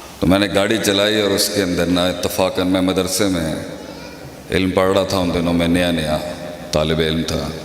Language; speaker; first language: Urdu; native; Urdu